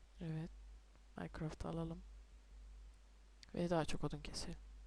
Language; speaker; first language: Turkish; native; Turkish